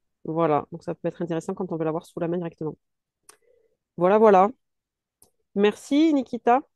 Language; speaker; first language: French; native; French